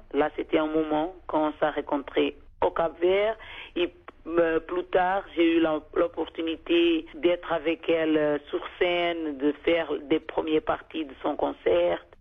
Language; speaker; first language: French; non-native, fluent; Kabuverdianu